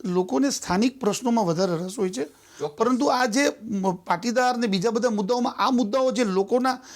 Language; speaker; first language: Gujarati; native; Gujarati